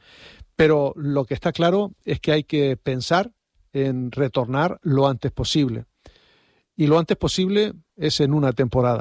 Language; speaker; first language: Spanish; native; Spanish